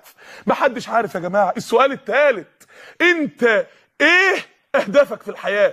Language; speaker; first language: Arabic; native; Arabic